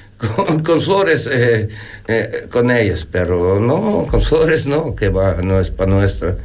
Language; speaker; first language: Spanish; non-native, learner; Ukrainian